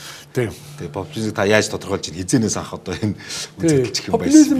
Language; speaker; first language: Mongolian; native; Mongolian